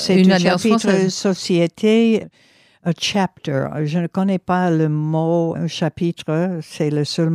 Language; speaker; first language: French; non-native, fluent; English